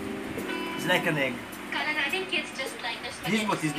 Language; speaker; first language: English; non-native, learner; Italian